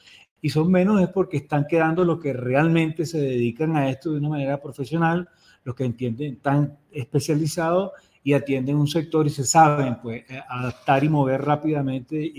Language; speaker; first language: Spanish; native; Spanish